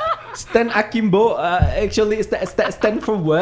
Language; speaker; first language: English; non-native, fluent; Indonesian